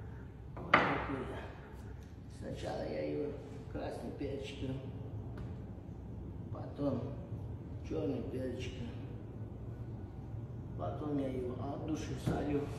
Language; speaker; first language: Russian; non-native, learner; Turkmen